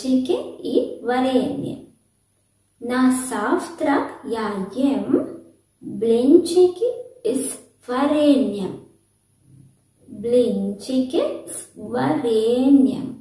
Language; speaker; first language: Russian; non-native, learner; Sinhala